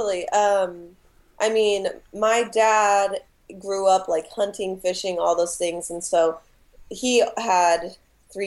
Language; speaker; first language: English; native; English